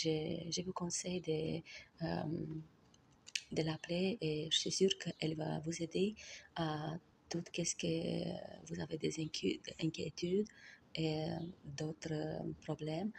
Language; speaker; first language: French; non-native, learner; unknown